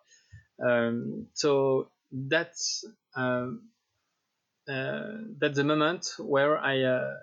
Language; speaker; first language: English; non-native, fluent; French